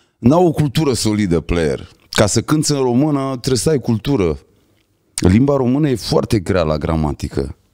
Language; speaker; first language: Romanian; native; Romanian